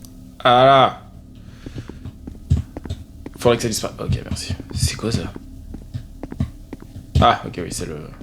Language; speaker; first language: French; native; French